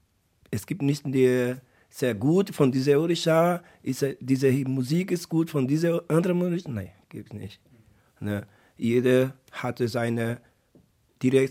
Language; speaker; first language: German; non-native, learner; Portuguese